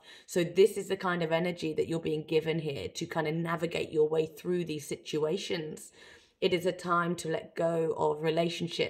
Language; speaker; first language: English; native; English